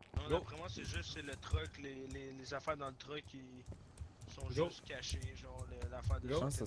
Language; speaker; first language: French; native; French